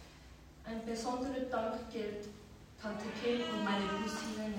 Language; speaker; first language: German; early bilingual, other home language; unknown